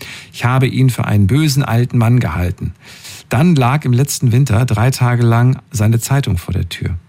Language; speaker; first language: German; native; German